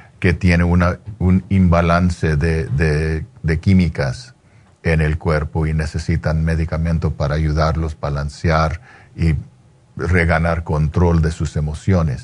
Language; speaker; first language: Spanish; early bilingual, heritage; Spanish